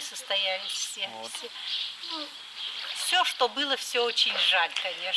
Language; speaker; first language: Russian; native; Russian